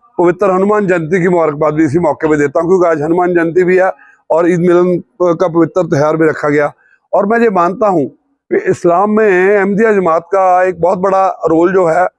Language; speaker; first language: Urdu; non-native, local second language; Punjabi